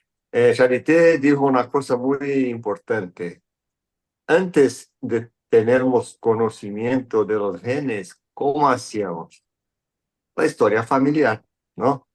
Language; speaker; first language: Spanish; non-native, fluent; Portuguese